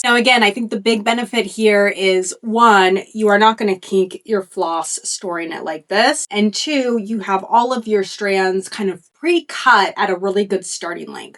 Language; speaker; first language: English; native; English